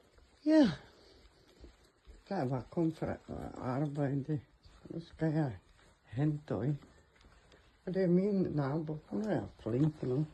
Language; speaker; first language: Danish; non-native, learner; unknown